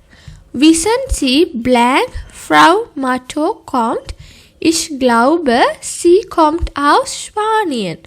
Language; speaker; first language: German; non-native, fluent; Sinhala